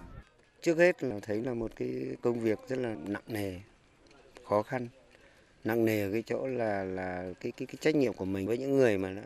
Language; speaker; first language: Vietnamese; native; Vietnamese